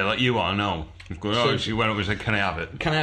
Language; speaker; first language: English; native; English